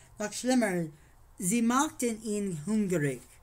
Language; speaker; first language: German; non-native, learner; English